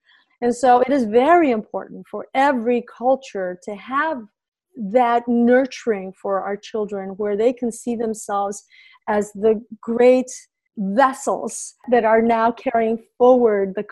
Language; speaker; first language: English; early bilingual, other home language; Spanish